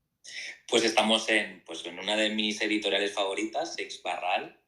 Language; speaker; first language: Spanish; native; Spanish